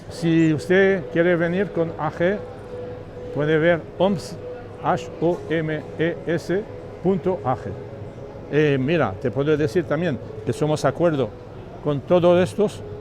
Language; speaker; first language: Spanish; non-native, learner; French